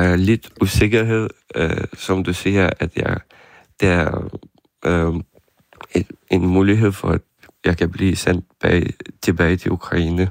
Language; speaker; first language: Danish; early bilingual, other home language; Ukrainian